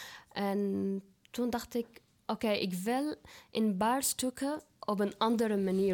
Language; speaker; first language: Dutch; non-native, fluent; Arabic